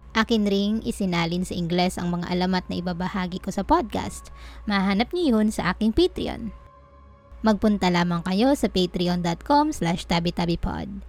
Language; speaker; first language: Filipino; non-native, local second language; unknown